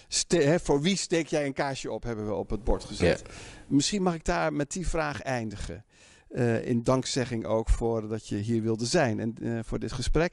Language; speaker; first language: Dutch; native; Dutch